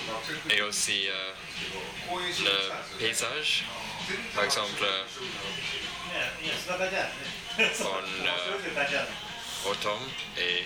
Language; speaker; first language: French; non-native, learner; English